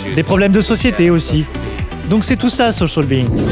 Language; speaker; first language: French; non-native, fluent; English